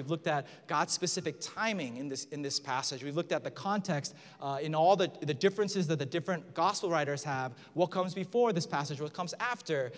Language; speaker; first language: English; early bilingual, other home language; Korean